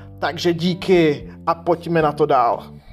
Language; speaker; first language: Czech; native; Czech